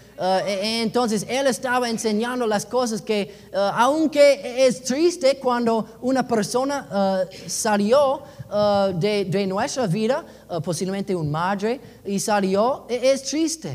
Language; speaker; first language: Spanish; non-native, learner; English